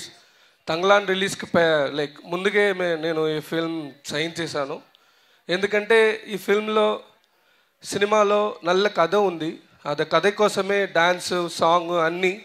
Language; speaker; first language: Telugu; non-native, fluent; Tamil